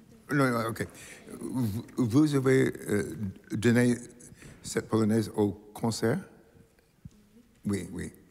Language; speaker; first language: French; non-native, learner; English